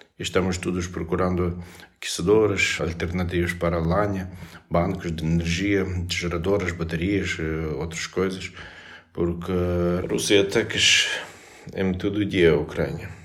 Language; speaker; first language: Portuguese; non-native, learner; Ukrainian